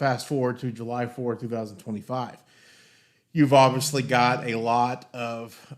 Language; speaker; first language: English; native; English